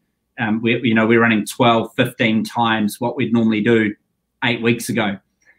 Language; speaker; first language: English; native; English